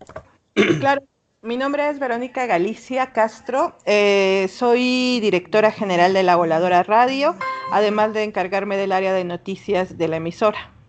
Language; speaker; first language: Spanish; native; Spanish